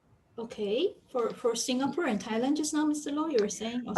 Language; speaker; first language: English; non-native, local second language; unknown